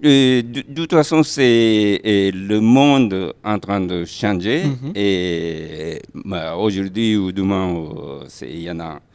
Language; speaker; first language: French; non-native, learner; Japanese